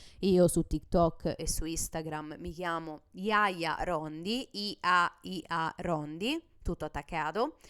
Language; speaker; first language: Italian; native; Italian